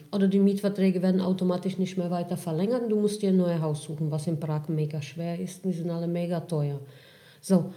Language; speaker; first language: German; non-native, fluent; Czech